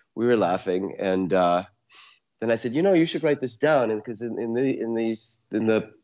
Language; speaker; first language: English; native; English